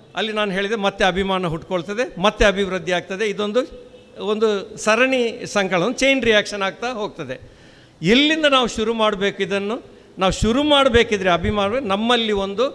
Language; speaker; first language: Kannada; non-native, local second language; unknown